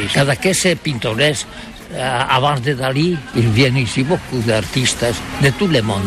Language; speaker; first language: French; non-native, learner; Catalan